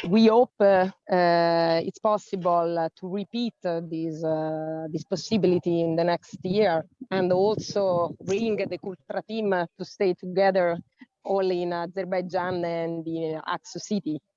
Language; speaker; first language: English; non-native, learner; Italian